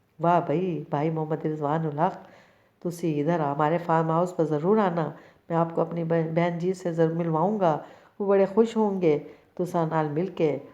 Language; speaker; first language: Urdu; native; Urdu